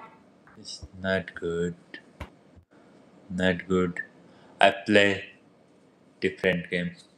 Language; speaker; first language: English; non-native, learner; Nepali